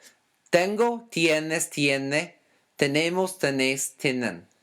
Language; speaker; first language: Spanish; non-native, fluent; English